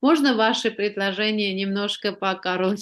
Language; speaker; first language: Russian; non-native, fluent; Armenian